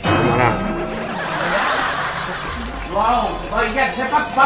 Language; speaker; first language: Indonesian; non-native, learner; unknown